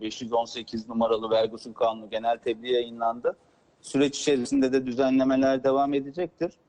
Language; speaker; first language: Turkish; native; Turkish